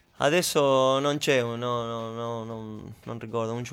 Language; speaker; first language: Italian; non-native, learner; Spanish